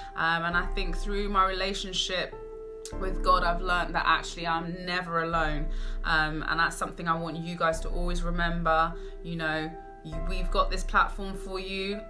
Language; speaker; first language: English; native; English